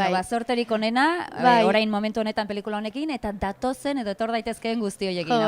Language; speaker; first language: Basque; native; Basque